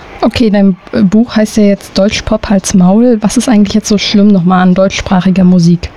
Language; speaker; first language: German; native; German